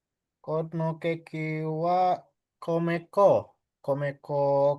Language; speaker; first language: Japanese; non-native, learner; Indonesian